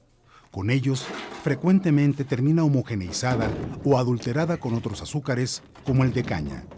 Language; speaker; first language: Spanish; native; Spanish